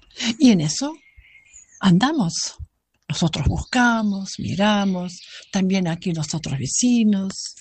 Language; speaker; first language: Spanish; non-native, fluent; German